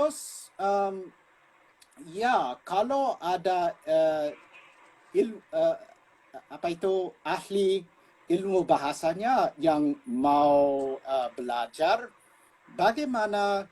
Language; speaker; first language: Indonesian; non-native, fluent; English